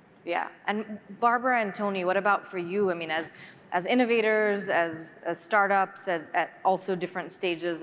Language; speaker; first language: English; native; English